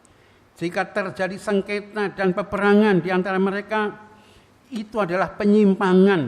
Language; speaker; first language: Indonesian; native; Indonesian